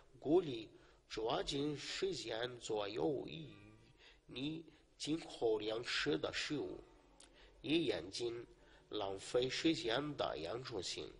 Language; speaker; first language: Chinese; non-native, learner; Arabic